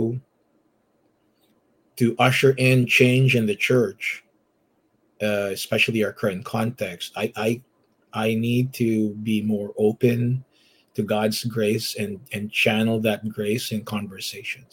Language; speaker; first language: English; non-native, local second language; Filipino